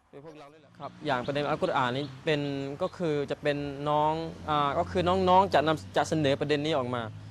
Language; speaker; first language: Thai; non-native, local second language; Malay